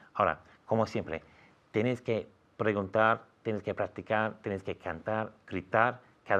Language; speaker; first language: Spanish; non-native, fluent; English